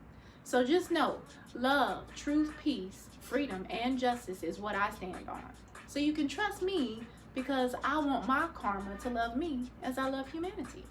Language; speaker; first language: English; native; English